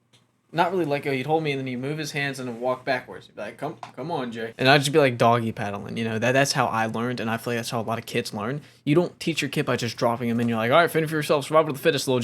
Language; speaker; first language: English; native; English